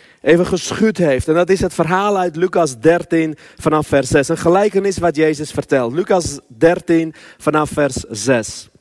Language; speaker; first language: Dutch; early bilingual, other home language; Armenian